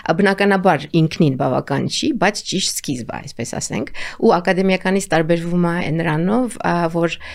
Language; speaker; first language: Armenian; native; Armenian